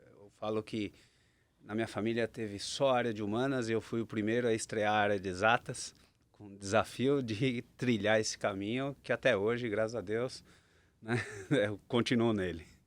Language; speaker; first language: Portuguese; native; Portuguese